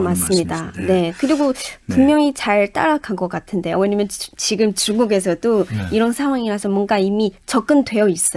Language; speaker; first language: Korean; non-native, fluent; Chinese